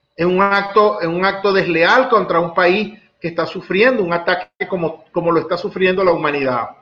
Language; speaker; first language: Spanish; native; Spanish